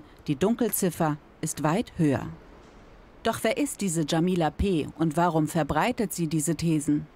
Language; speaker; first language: German; native; German